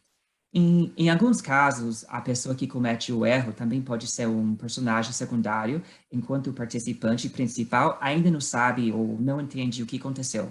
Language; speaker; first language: Portuguese; non-native, fluent; English